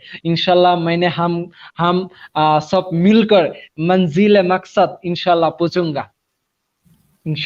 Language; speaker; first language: Hindi; non-native, learner; Bangla